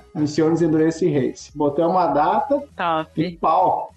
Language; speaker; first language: Portuguese; native; Portuguese